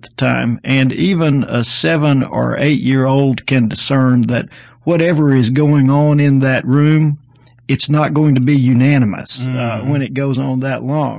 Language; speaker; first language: English; native; English